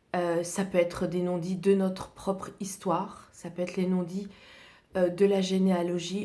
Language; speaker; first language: French; native; French